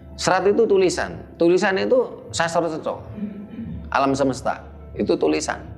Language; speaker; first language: Indonesian; native; Indonesian